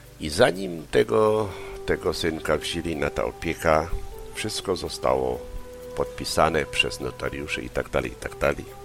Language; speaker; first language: Polish; native; Polish